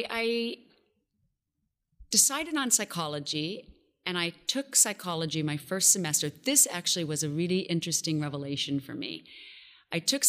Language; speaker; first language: English; native; English